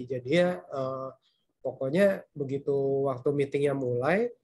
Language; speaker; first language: Indonesian; native; Indonesian